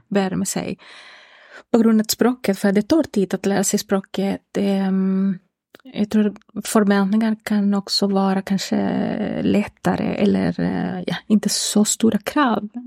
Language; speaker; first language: Swedish; non-native, fluent; Spanish